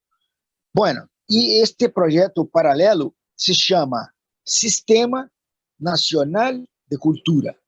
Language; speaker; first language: Spanish; non-native, fluent; Portuguese